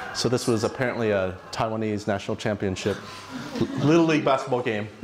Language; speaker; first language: English; native; English